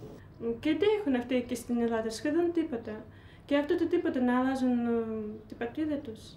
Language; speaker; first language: Greek; non-native, fluent; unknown